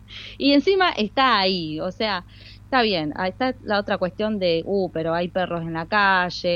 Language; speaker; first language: Spanish; native; Spanish